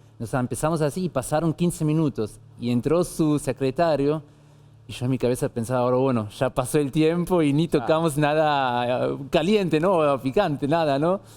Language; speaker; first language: Spanish; non-native, fluent; German